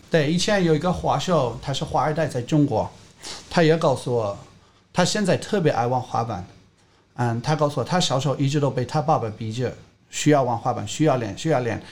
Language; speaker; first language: Chinese; non-native, fluent; English